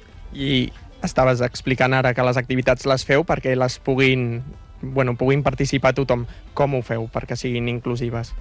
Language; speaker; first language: Catalan; native; Catalan